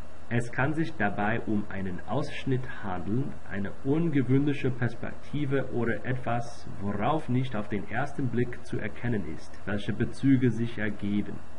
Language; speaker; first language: German; non-native, fluent; English